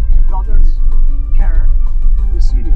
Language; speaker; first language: English; non-native, learner; Spanish